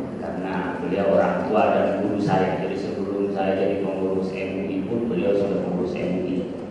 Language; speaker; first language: Indonesian; non-native, local second language; Madurese